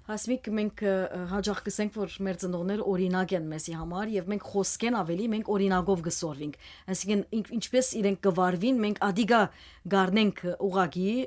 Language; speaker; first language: Armenian; early bilingual, heritage; Armenian